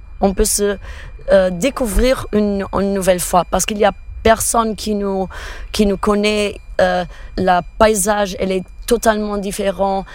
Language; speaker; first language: French; non-native, fluent; Portuguese